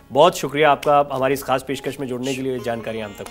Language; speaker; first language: Hindi; native; Hindi